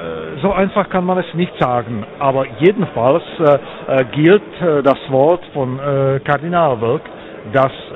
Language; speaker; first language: German; non-native, fluent; Czech